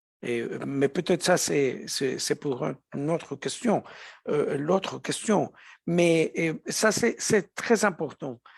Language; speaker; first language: French; non-native, fluent; Spanish